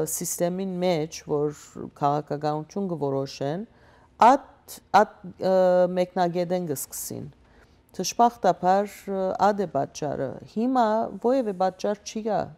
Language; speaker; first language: Armenian; early bilingual, heritage; Armenian